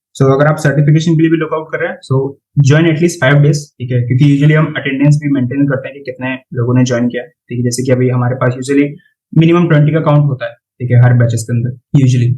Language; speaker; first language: Hindi; native; Hindi